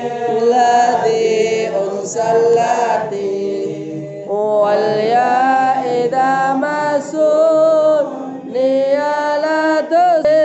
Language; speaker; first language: Arabic; non-native, fluent; Indonesian